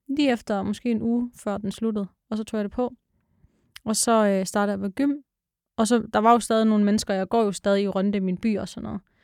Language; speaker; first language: Danish; early bilingual, other home language; Arabic